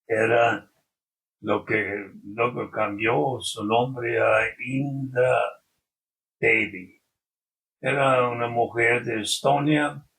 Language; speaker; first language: Spanish; non-native, fluent; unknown